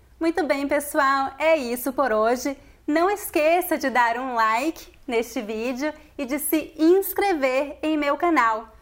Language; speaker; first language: Portuguese; native; Portuguese